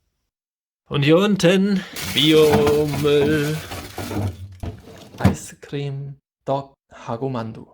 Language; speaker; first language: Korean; non-native, fluent; German